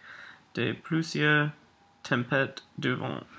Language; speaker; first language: French; non-native, learner; English